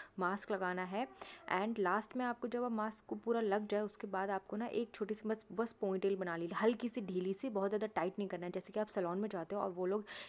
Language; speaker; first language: Hindi; native; Hindi